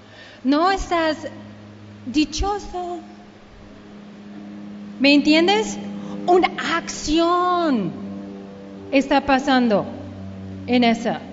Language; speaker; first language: Spanish; early bilingual, heritage; Spanish